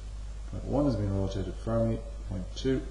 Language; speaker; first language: English; native; English